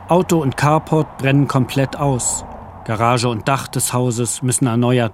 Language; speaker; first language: German; native; German